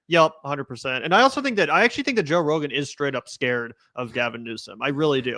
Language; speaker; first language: English; native; English